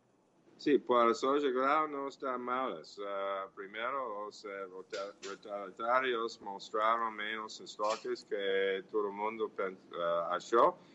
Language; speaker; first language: Portuguese; non-native, fluent; English